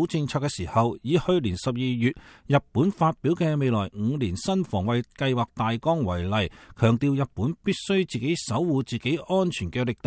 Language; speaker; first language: Chinese; native; Chinese